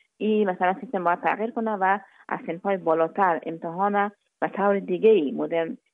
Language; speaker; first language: Persian; native; Persian